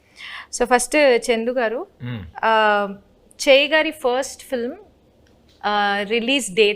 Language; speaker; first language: Telugu; native; Telugu